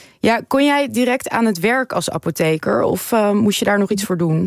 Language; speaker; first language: Dutch; native; Dutch